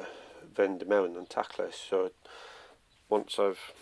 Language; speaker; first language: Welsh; non-native, learner; English